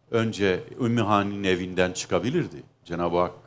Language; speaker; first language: Turkish; native; Turkish